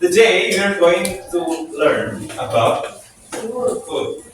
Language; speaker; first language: English; non-native, fluent; Indonesian